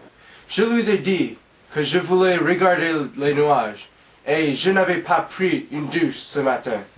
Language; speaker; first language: French; non-native, learner; English